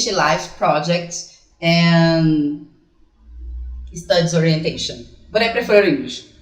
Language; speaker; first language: English; non-native, fluent; Portuguese